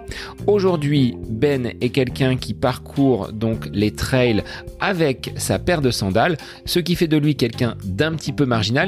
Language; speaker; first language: French; native; French